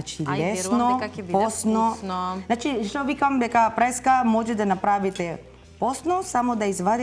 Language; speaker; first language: Macedonian; non-native, learner; Filipino